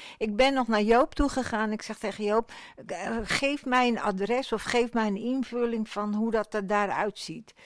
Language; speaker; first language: Dutch; early bilingual, other home language; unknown